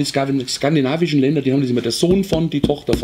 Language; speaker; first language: German; native; German